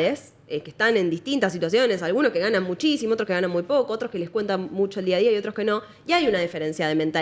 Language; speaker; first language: Spanish; native; Spanish